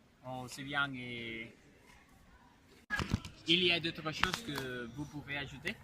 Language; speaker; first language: French; non-native, learner; Spanish